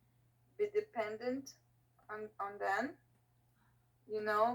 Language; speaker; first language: English; non-native, learner; Portuguese